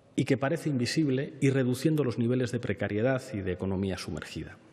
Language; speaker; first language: Spanish; native; Spanish